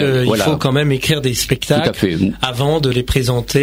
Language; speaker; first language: French; native; French